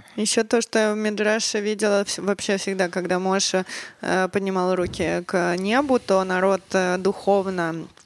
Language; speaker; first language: Russian; native; Russian